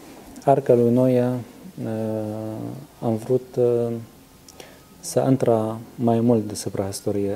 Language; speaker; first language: Romanian; non-native, learner; Arabic